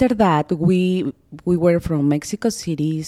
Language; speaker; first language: English; non-native, fluent; Spanish